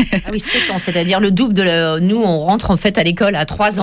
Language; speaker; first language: French; native; French